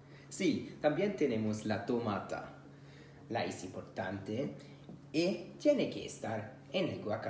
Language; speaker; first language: Spanish; non-native, learner; German